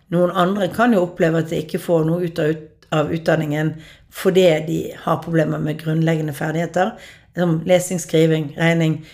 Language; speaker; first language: Norwegian; native; Norwegian